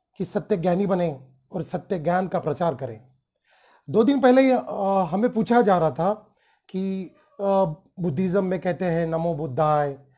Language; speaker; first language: Hindi; non-native, local second language; Marathi